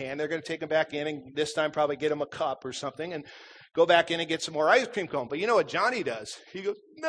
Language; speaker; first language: English; native; English